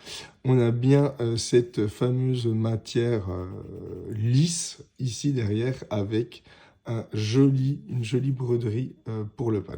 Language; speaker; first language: French; native; French